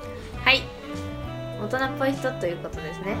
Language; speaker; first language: Japanese; native; Japanese